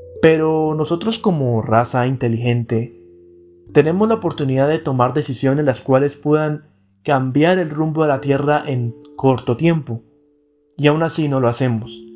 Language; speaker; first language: Spanish; native; Spanish